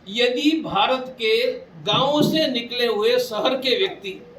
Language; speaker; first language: Hindi; non-native, local second language; Gujarati